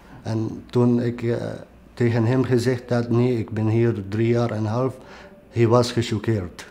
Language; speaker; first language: Dutch; non-native, learner; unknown